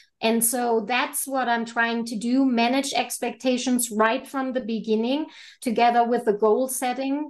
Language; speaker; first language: English; non-native, fluent; German